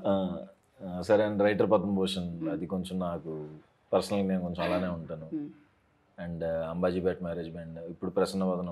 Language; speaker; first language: Telugu; native; Telugu